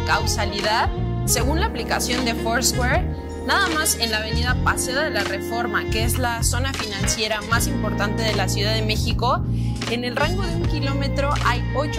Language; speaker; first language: Spanish; native; Spanish